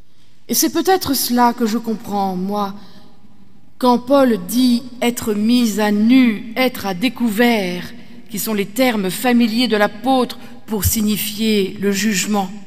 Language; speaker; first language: French; native; French